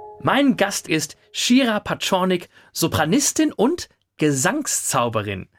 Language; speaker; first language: German; native; German